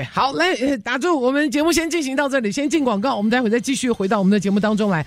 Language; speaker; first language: Chinese; native; Chinese